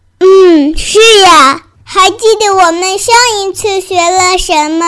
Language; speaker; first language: Chinese; early bilingual, heritage; Chinese